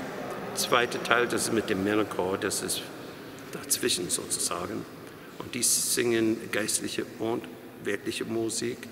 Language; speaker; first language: German; non-native, fluent; English